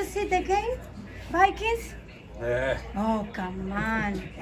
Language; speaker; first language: English; non-native, learner; Spanish